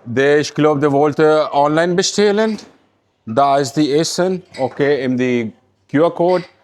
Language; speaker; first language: German; non-native, learner; Urdu